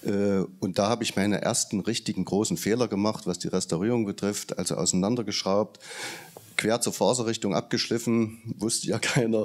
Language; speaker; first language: German; native; German